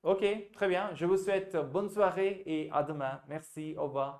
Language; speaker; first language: French; non-native, fluent; Hindi